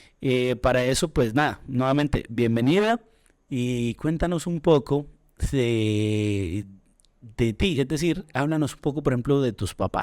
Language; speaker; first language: Spanish; native; Spanish